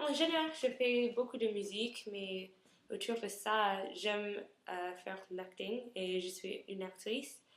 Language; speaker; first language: French; non-native, learner; English